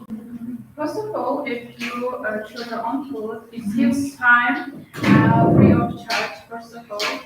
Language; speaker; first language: English; non-native, learner; Uzbek